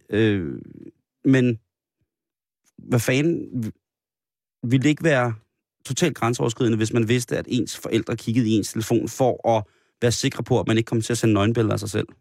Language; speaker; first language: Danish; native; Danish